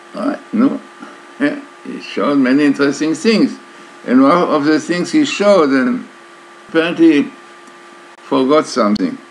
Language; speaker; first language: English; non-native, fluent; Hebrew